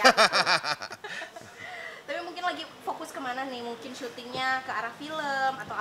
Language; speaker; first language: Indonesian; native; Indonesian